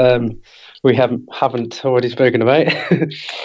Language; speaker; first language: English; native; English